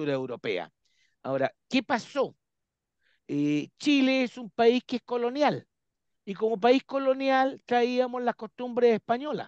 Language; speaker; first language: Spanish; native; Spanish